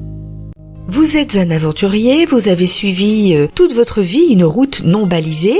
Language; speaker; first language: French; native; French